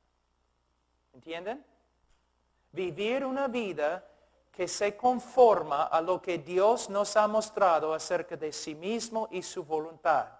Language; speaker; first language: Spanish; non-native, fluent; English